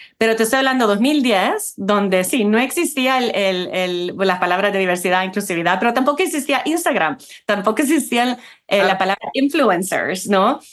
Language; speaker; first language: Spanish; early bilingual, heritage; Spanish